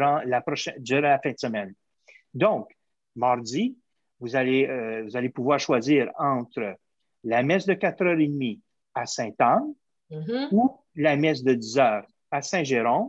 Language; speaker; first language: French; native; French